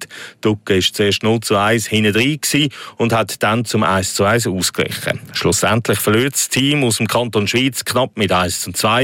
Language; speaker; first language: German; native; German